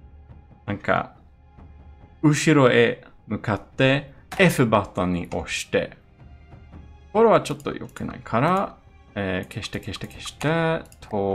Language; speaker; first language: Japanese; non-native, learner; Swedish